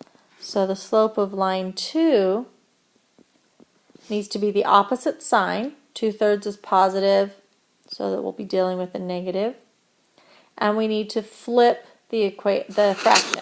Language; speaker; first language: English; native; English